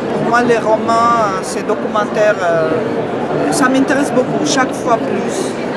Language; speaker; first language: French; non-native, fluent; Spanish